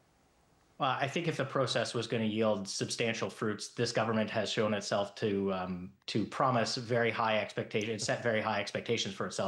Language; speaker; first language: English; native; English